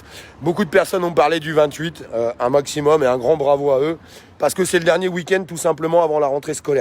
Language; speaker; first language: French; native; French